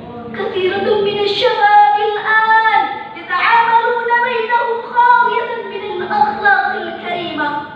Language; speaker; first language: Arabic; non-native, fluent; Indonesian